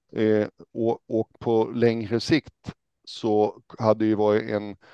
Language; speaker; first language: Swedish; native; Swedish